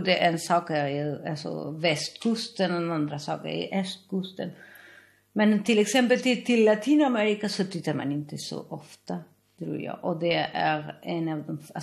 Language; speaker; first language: Swedish; non-native, fluent; Spanish